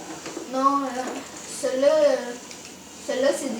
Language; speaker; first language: French; native; French